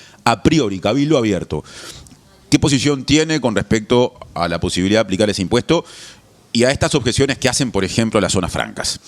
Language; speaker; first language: Spanish; native; Spanish